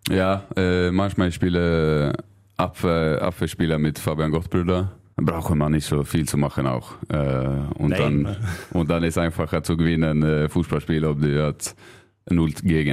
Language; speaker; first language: German; non-native, learner; Swedish